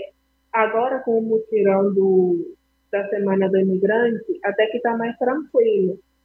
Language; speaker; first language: Portuguese; non-native, fluent; Spanish